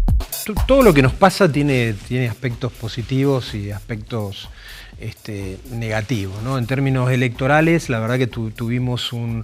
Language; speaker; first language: Spanish; native; Spanish